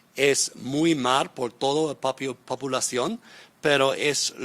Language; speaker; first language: Spanish; non-native, fluent; English